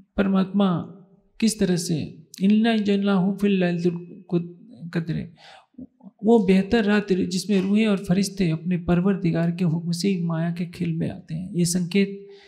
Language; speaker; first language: Hindi; native; Hindi